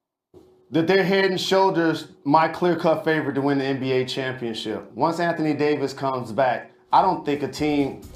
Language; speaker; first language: English; native; English